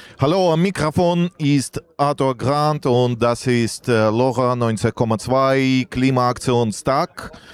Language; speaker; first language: German; non-native, fluent; Russian